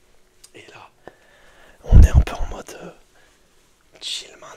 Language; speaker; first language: French; native; French